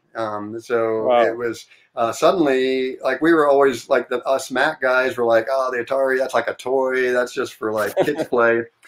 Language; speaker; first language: English; native; English